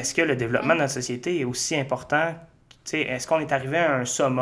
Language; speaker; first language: French; native; French